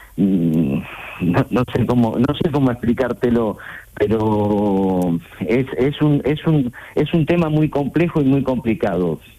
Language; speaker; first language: Spanish; native; Spanish